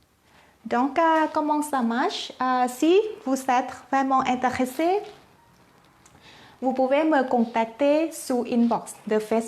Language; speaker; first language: French; non-native, learner; Thai